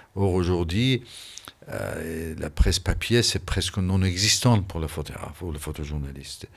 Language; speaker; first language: French; non-native, fluent; Persian